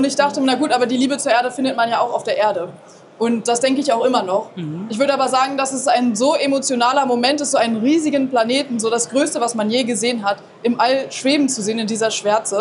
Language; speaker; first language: German; native; German